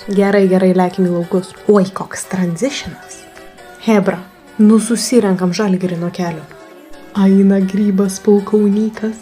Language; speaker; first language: Lithuanian; native; Lithuanian